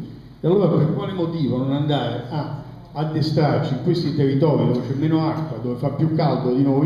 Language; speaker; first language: Italian; native; Italian